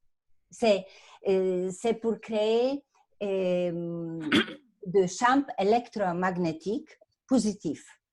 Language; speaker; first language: French; non-native, fluent; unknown